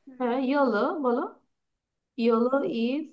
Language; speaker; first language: English; non-native, learner; Bangla